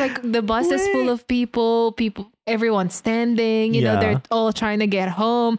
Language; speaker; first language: English; non-native, local second language; Filipino